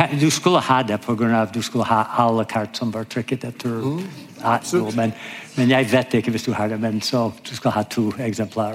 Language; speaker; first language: Norwegian; non-native, fluent; English